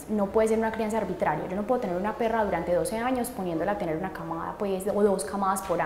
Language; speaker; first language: Spanish; native; Spanish